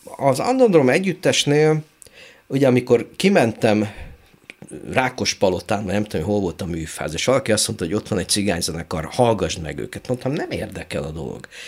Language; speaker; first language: Hungarian; native; Hungarian